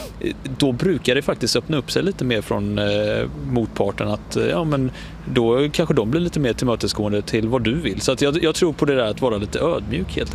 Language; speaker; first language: Swedish; native; Swedish